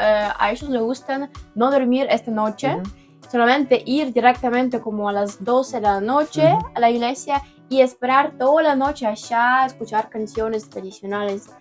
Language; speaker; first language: Spanish; non-native, learner; Ukrainian